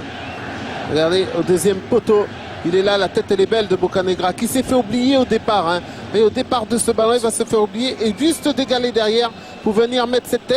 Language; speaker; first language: French; native; French